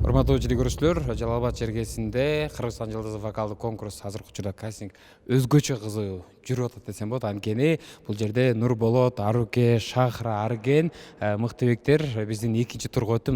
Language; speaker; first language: Kyrgyz; native; Kyrgyz